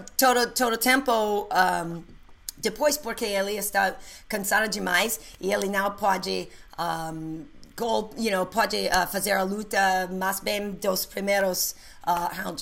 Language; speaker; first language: Portuguese; non-native, learner; English